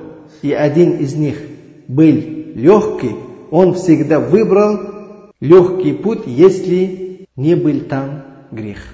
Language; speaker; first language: Russian; non-native, learner; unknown